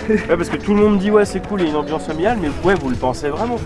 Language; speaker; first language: French; native; French